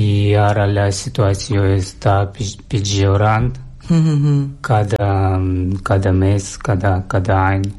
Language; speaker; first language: Catalan; non-native, learner; Russian